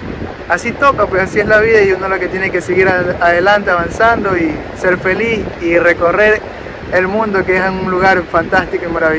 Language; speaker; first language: Spanish; native; Spanish